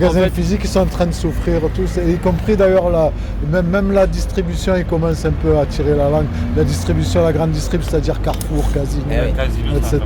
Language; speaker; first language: French; native; French